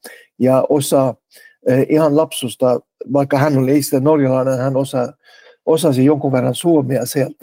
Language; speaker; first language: Finnish; non-native, fluent; Norwegian